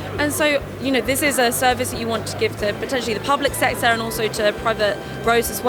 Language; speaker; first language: English; native; English